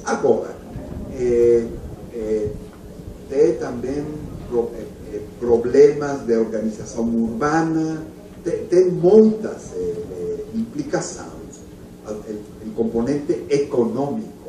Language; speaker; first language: Portuguese; non-native, learner; Spanish